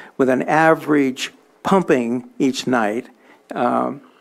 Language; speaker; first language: English; native; English